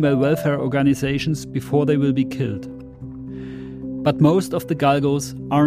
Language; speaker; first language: English; non-native, fluent; German